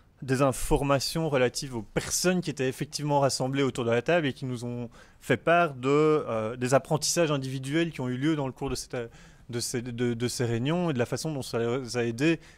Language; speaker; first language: French; native; French